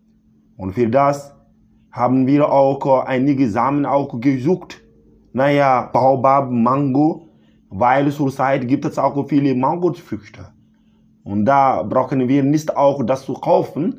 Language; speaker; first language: German; non-native, learner; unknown